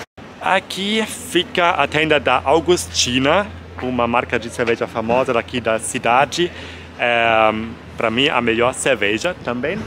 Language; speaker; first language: Portuguese; non-native, fluent; German